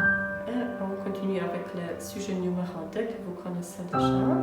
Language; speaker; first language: French; non-native, fluent; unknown